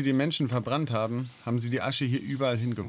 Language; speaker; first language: German; native; German